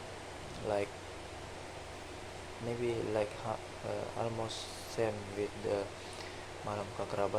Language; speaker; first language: English; non-native, learner; Indonesian